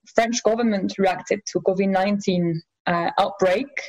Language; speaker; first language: English; non-native, fluent; French